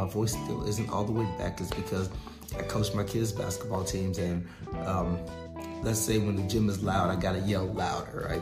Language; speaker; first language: English; native; English